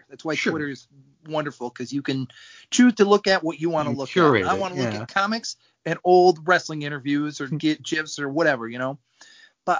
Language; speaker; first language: English; native; English